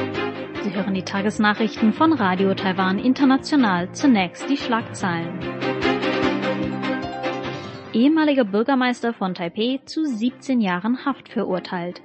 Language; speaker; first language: German; native; German